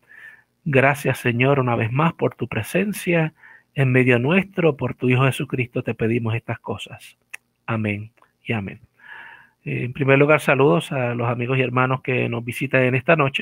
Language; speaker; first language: Spanish; native; Spanish